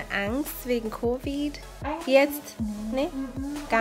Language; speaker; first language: German; native; German